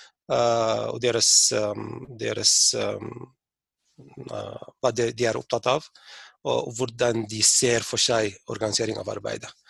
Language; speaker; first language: Norwegian; non-native, fluent; Arabic